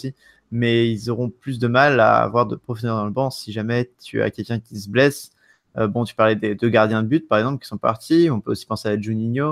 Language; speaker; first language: French; native; French